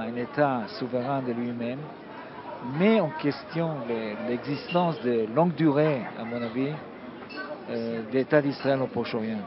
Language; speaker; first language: French; non-native, fluent; Hebrew